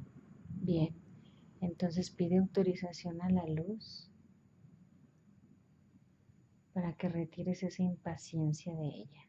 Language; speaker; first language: Spanish; native; Spanish